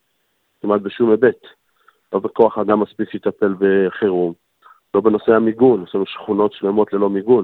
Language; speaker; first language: Hebrew; native; Hebrew